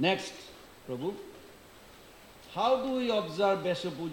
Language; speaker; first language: English; non-native, local second language; Bangla